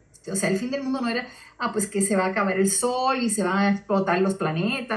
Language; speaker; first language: Spanish; native; Spanish